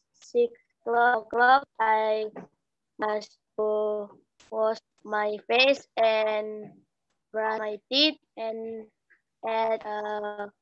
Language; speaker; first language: English; non-native, learner; Indonesian